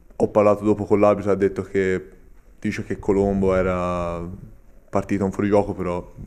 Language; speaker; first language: Italian; native; Italian